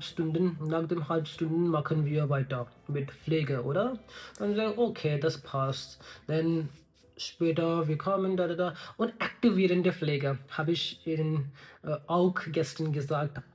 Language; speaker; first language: German; non-native, learner; Hindi